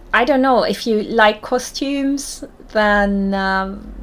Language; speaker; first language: English; non-native, fluent; German